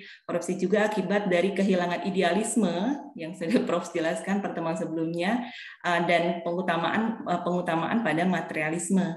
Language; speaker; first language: Indonesian; native; Indonesian